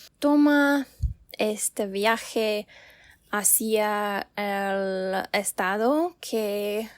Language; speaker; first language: Spanish; non-native, learner; English